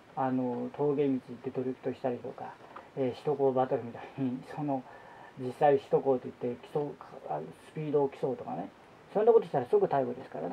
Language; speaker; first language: Japanese; native; Japanese